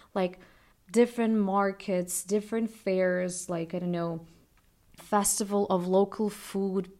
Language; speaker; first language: English; non-native, fluent; Russian